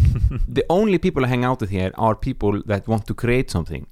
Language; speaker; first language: English; non-native, fluent; Icelandic